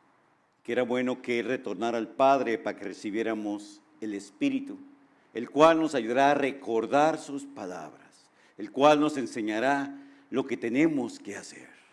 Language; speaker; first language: Spanish; native; Spanish